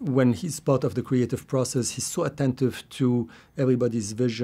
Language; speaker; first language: English; non-native, fluent; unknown